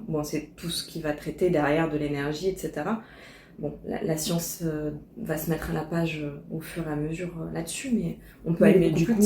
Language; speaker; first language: French; native; French